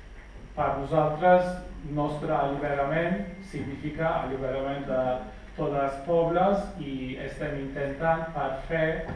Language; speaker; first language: Catalan; non-native, fluent; Kurdish